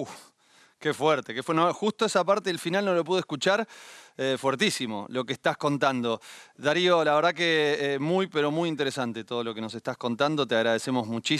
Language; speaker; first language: Spanish; native; Spanish